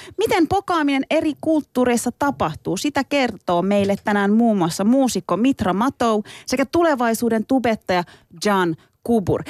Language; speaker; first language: Finnish; early bilingual, other home language; Turkish